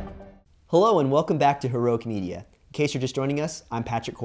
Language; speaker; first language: English; native; English